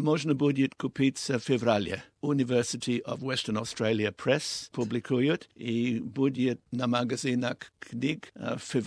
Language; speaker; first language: Russian; non-native, learner; English